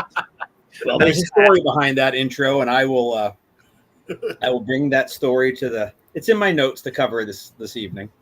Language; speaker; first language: English; native; English